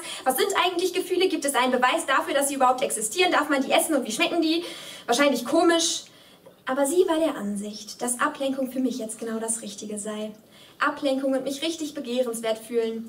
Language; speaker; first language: German; native; German